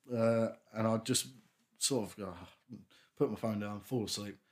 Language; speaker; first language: English; native; English